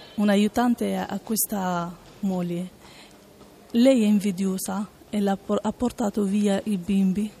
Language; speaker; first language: Italian; non-native, learner; Arabic